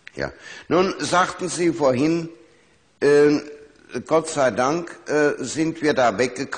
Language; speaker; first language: German; native; German